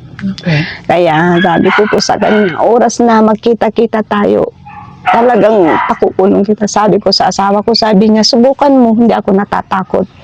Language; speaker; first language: Filipino; non-native, local second language; Iloko